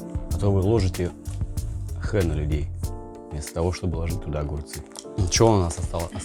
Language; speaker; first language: Russian; native; Russian